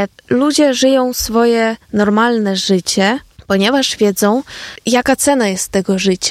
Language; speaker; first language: Polish; non-native, fluent; Ukrainian